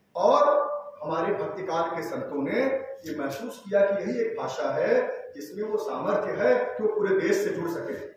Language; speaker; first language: Hindi; native; Hindi